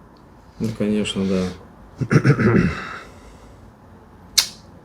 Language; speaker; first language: Russian; native; Russian